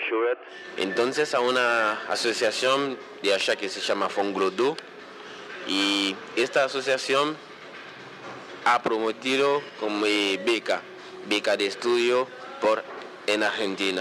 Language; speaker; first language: Spanish; non-native, local second language; Haitian Creole